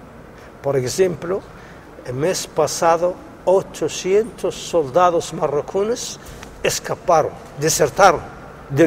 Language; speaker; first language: Spanish; non-native, local second language; Arabic